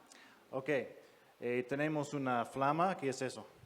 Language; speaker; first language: Spanish; non-native, fluent; English